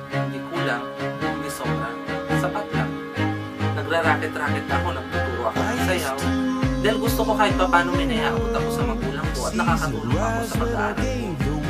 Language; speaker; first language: Filipino; non-native, local second language; Iloko